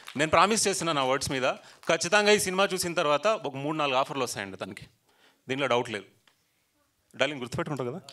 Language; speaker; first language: Telugu; native; Telugu